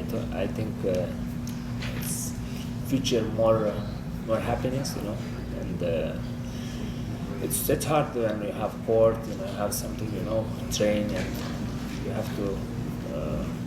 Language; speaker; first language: English; non-native, learner; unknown